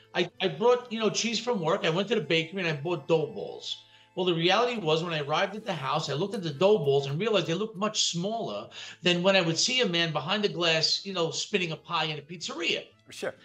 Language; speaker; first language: English; native; English